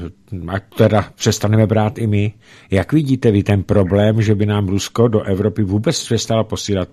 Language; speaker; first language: Czech; native; Czech